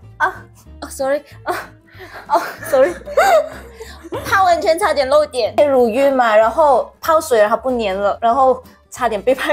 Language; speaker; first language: Chinese; early bilingual, heritage; Chinese